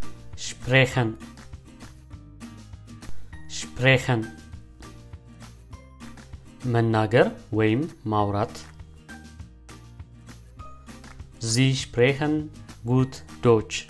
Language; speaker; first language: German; non-native, fluent; Amharic